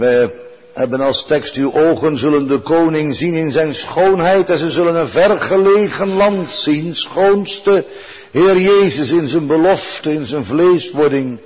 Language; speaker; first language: Dutch; native; Dutch